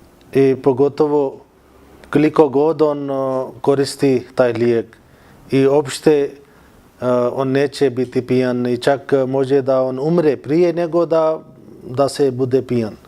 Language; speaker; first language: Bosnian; non-native, learner; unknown